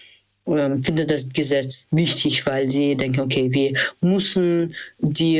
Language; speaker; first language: German; non-native, learner; Russian